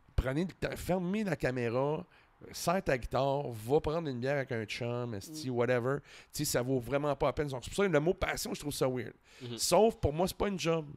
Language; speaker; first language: French; native; French